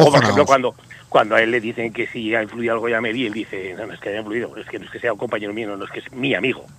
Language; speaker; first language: Spanish; native; Spanish